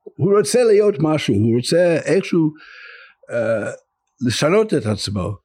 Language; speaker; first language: Hebrew; non-native, fluent; English